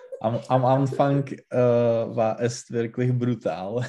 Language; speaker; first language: German; non-native, learner; Czech